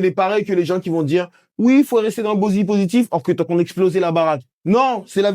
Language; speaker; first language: French; native; French